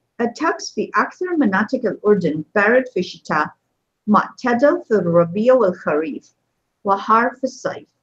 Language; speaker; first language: Arabic; non-native, fluent; English